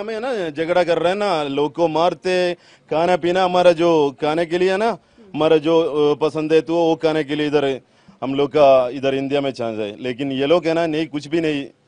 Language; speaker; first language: Hindi; non-native, local second language; Malayalam